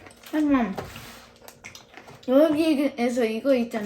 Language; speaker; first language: Korean; early bilingual, heritage; Korean